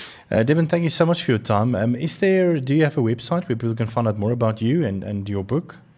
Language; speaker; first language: English; non-native, local second language; Afrikaans